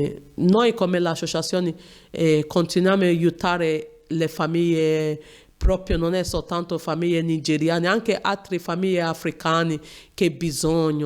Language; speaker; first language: Italian; non-native, learner; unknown